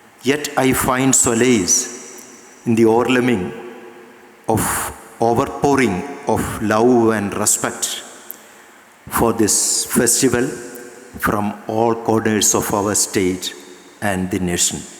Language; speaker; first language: English; non-native, local second language; Malayalam